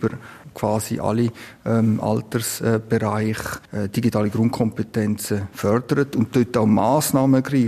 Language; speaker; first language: German; native; German